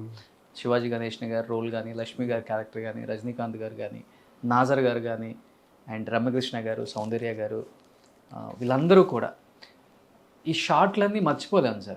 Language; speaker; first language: Telugu; native; Telugu